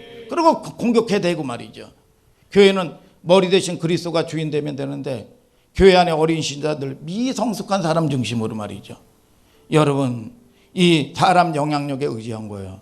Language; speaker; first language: Korean; native; Korean